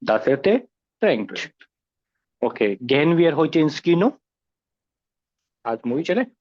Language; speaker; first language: German; non-native, fluent; Hindi